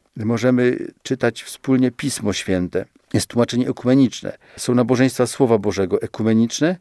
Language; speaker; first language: Polish; native; Polish